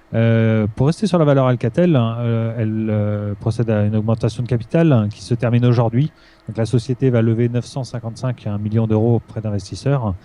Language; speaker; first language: French; native; French